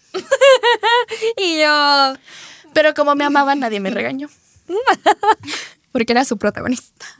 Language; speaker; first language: Spanish; native; Spanish